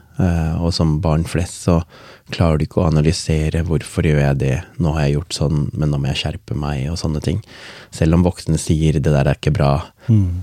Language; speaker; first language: Norwegian; non-native, local second language; Tamil